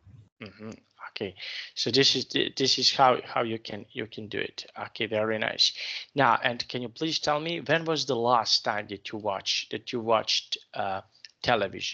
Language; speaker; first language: English; non-native, fluent; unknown